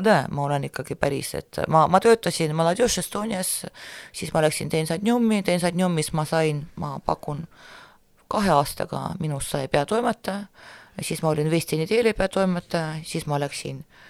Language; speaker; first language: Estonian; non-native, local second language; Russian